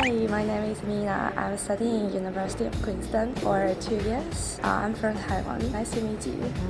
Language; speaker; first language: English; non-native, fluent; Chinese